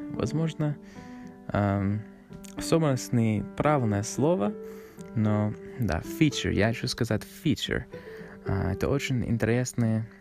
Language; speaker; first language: Russian; non-native, learner; English